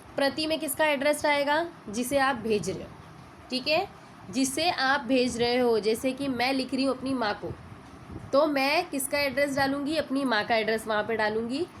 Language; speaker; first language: Hindi; non-native, local second language; Marathi